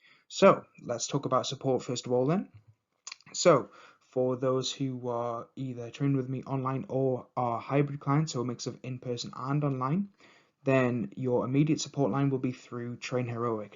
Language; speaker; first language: English; native; English